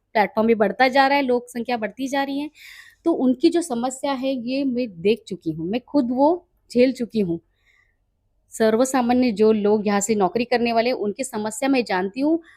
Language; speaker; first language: Hindi; non-native, local second language; Marathi